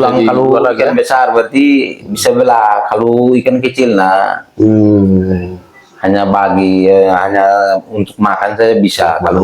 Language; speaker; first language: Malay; non-native, local second language; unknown